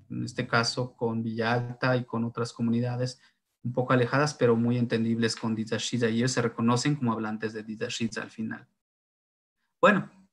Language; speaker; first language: Spanish; non-native, local second language; Zapotec